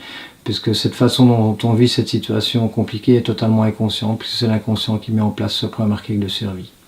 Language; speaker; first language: French; native; French